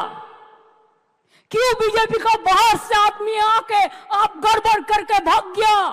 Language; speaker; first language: Hindi; non-native, local second language; Bangla